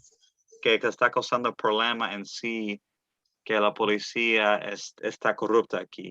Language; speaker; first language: Spanish; early bilingual, heritage; Spanish